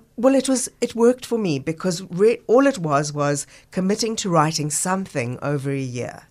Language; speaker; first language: English; native; English